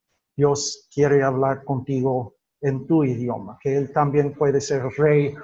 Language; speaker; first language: Spanish; non-native, fluent; English